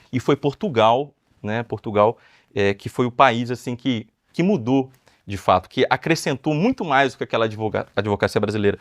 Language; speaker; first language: Portuguese; native; Portuguese